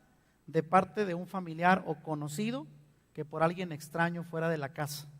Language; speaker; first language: Spanish; native; Spanish